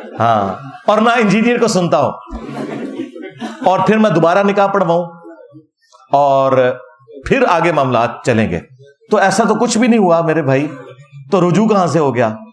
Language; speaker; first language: Urdu; non-native, local second language; Punjabi